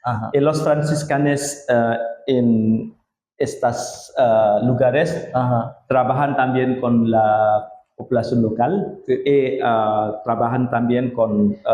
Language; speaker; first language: Spanish; non-native, learner; Indonesian